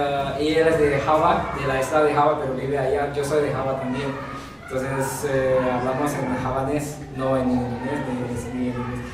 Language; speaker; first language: Spanish; non-native, fluent; Javanese